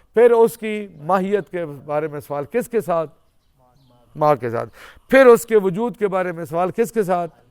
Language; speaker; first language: Urdu; non-native, local second language; Saraiki